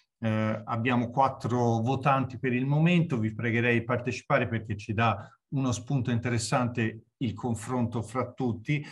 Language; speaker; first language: Italian; native; Italian